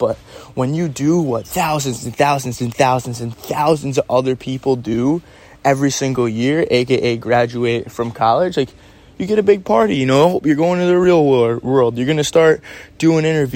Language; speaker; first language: English; native; English